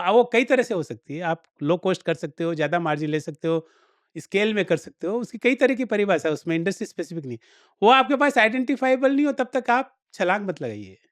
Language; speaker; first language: Hindi; native; Hindi